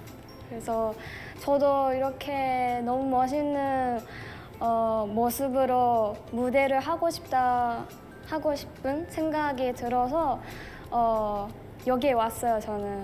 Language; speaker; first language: Korean; non-native, fluent; Japanese